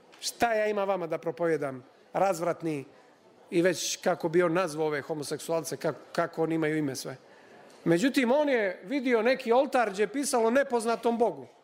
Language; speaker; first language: Serbian; native; Serbian